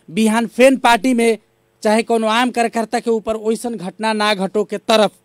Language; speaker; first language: Bhojpuri; native; Bhojpuri